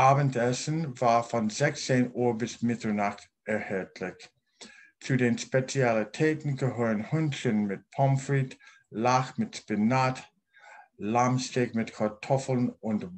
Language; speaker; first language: German; non-native, learner; English